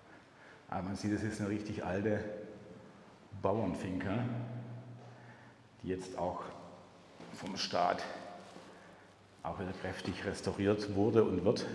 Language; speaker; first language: German; native; German